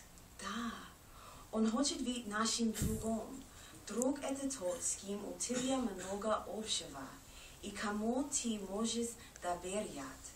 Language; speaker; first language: Russian; non-native, learner; English